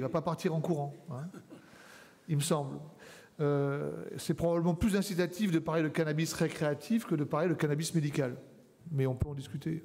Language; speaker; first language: French; native; French